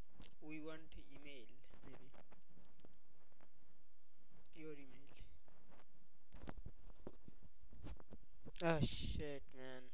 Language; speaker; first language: English; non-native, learner; Bangla